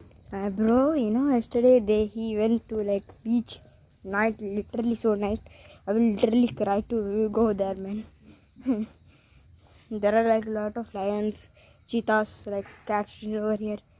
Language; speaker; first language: English; non-native, local second language; Konkani